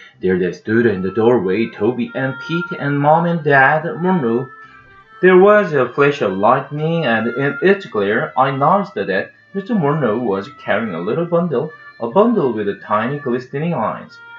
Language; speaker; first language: English; non-native, fluent; Korean